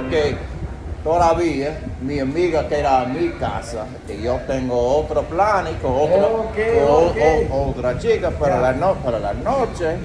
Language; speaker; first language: Spanish; non-native, learner; English